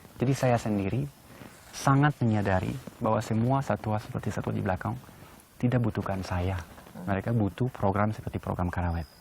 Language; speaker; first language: Indonesian; non-native, fluent; French